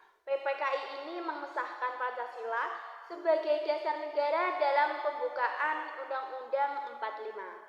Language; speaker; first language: Indonesian; native; Indonesian